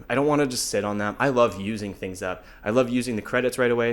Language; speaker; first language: English; native; English